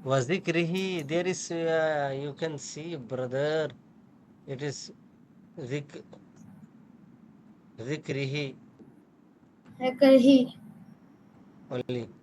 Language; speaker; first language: English; non-native, learner; Urdu